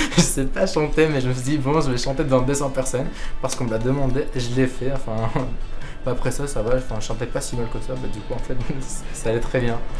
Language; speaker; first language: French; early bilingual, other home language; Armenian